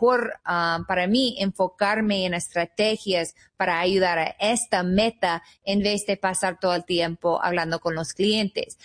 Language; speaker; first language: Spanish; non-native, fluent; English